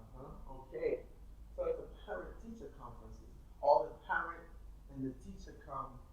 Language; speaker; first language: English; non-native, fluent; Thai